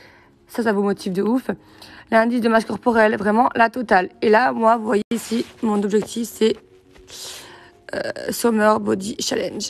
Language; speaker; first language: French; native; French